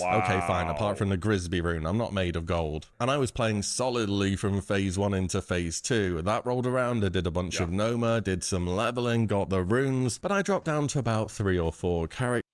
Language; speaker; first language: English; native; English